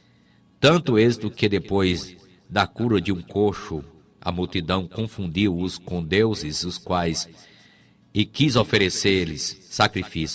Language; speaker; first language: Portuguese; native; Portuguese